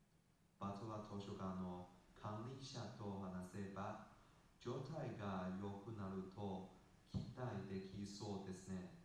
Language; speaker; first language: Japanese; non-native, learner; Chinese